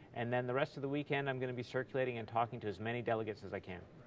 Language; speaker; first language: English; native; English